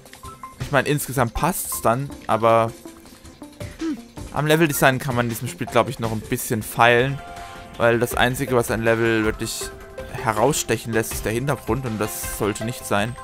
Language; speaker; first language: German; native; German